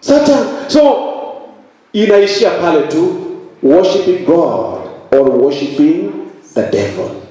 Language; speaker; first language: English; non-native, local second language; Swahili